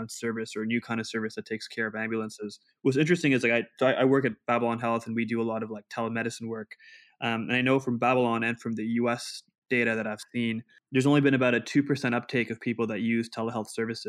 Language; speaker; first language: English; non-native, local second language; Urdu